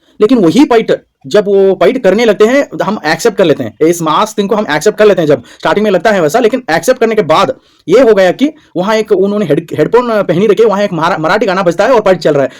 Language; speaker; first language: Hindi; non-native, local second language; Kannada